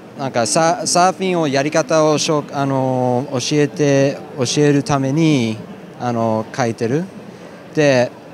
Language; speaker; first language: Japanese; early bilingual, other home language; English